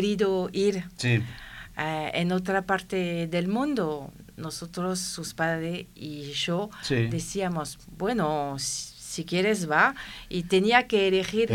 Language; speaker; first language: Spanish; non-native, learner; French